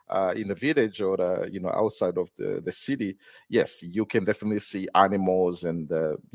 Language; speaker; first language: English; non-native, local second language; Kinyarwanda